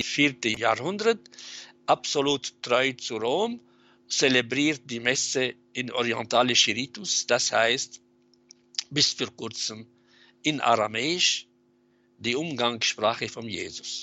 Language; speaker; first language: German; non-native, fluent; Arabic